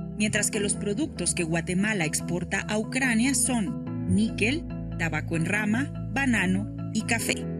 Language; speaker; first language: Spanish; native; Spanish